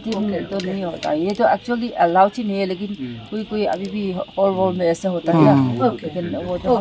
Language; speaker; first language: Hindi; non-native, local second language; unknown